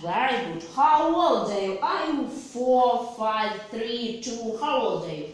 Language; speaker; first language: English; non-native, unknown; Ukrainian